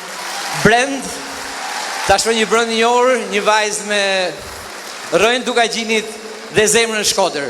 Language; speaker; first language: Albanian; native; Albanian